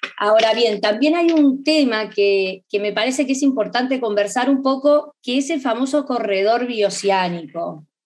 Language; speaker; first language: Spanish; native; Spanish